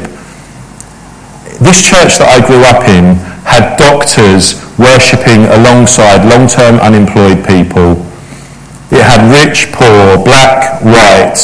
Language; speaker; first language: English; native; English